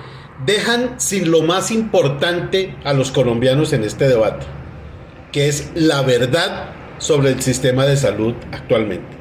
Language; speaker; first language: Spanish; native; Spanish